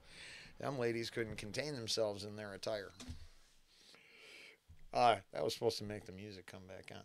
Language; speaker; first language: English; native; English